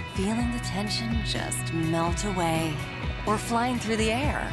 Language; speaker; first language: English; native; English